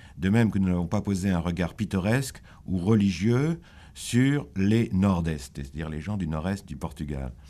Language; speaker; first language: French; native; French